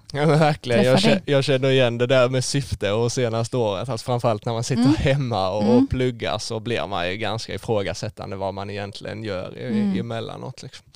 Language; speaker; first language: Swedish; native; Swedish